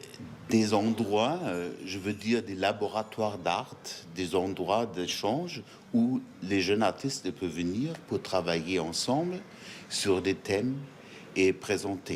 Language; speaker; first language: French; non-native, fluent; German